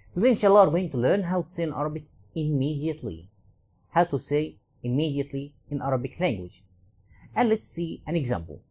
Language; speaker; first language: English; non-native, fluent; Arabic